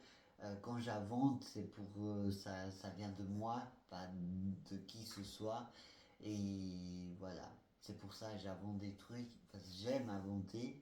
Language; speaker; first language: French; non-native, fluent; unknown